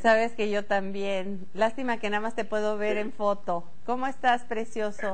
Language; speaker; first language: Spanish; native; Spanish